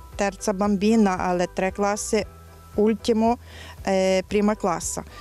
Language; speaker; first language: Italian; non-native, learner; Ukrainian